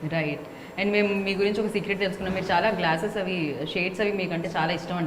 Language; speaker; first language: Telugu; native; Telugu